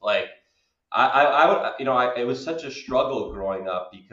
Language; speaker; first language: English; native; English